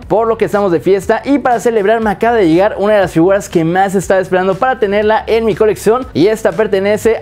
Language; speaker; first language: Spanish; native; Spanish